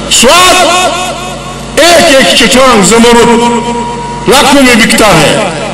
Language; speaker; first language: Urdu; non-native, local second language; Pashto